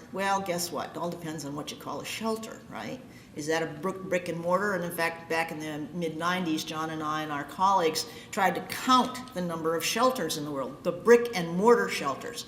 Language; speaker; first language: English; native; English